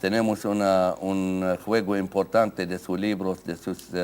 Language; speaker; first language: Spanish; non-native, fluent; Arabic